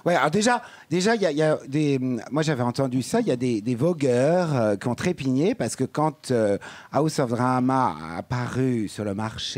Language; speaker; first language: French; native; French